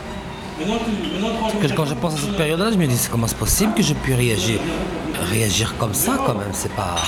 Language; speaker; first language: French; native; French